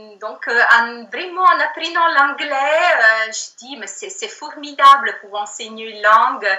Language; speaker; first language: French; non-native, fluent; Italian